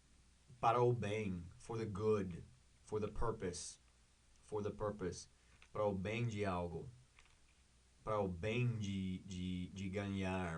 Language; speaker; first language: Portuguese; non-native, learner; English